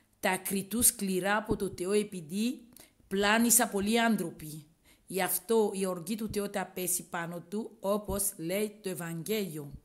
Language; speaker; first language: Greek; non-native, learner; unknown